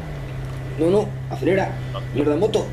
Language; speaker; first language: Spanish; native; Spanish